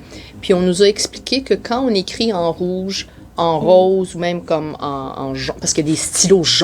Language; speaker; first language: French; native; French